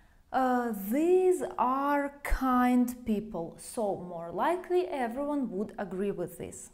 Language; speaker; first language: English; non-native, fluent; Russian